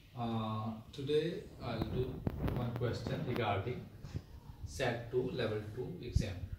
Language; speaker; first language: English; non-native, local second language; Urdu